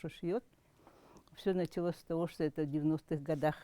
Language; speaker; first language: Russian; non-native, local second language; Yakut